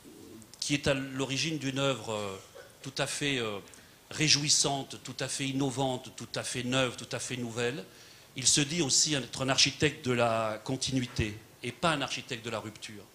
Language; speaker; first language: French; native; French